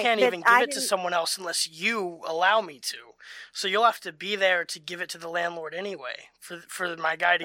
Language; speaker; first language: English; native; English